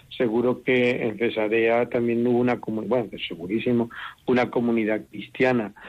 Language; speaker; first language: Spanish; native; Spanish